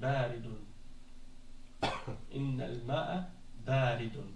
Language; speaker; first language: Arabic; non-native, fluent; French